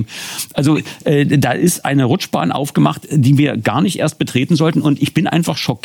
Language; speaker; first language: German; native; German